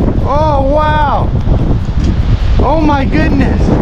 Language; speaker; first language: English; native; English